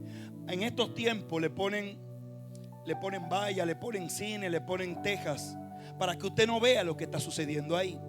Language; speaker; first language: Spanish; native; Spanish